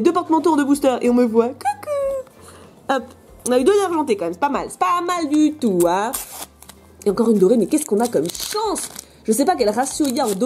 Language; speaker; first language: French; native; French